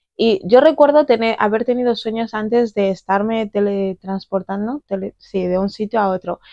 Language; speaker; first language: Spanish; early bilingual, other home language; English